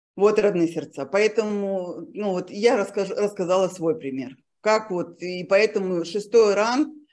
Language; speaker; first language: Russian; native; Russian